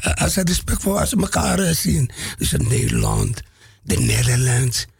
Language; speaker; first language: Dutch; non-native, fluent; Arabic